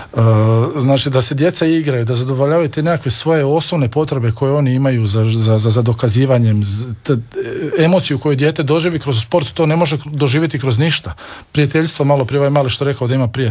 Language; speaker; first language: Serbian; native; Serbian